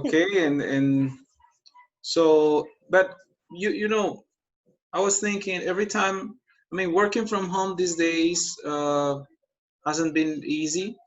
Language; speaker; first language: English; non-native, fluent; Spanish